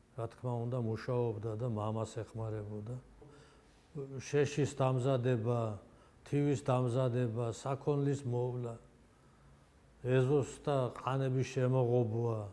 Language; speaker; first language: Georgian; non-native, local second language; Svan